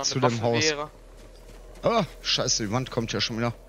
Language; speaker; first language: German; native; German